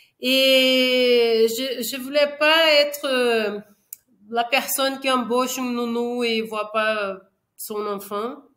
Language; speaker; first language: French; non-native, fluent; Portuguese